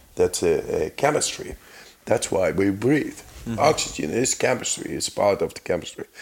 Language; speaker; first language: English; non-native, fluent; Dutch